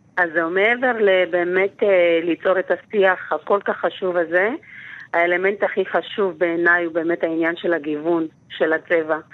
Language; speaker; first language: Hebrew; native; Hebrew